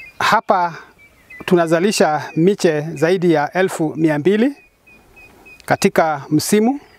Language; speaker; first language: Swahili; non-native, local second language; Kikuyu